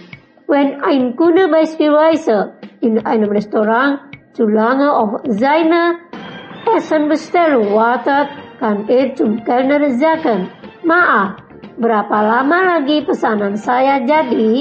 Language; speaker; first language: German; non-native, learner; Indonesian